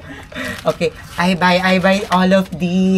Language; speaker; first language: English; non-native, local second language; Filipino